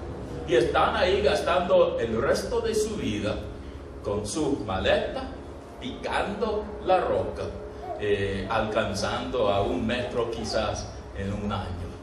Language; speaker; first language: Spanish; non-native, fluent; English